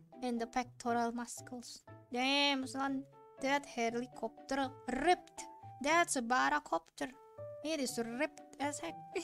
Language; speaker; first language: English; non-native, fluent; Indonesian